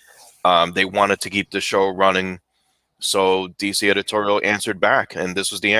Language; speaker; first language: English; native; English